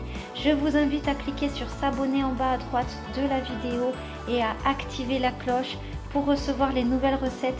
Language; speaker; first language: French; native; French